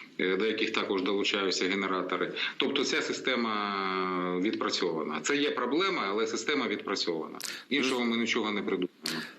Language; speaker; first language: Ukrainian; native; Ukrainian